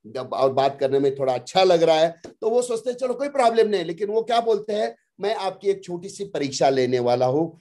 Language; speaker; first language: Hindi; non-native, local second language; Marathi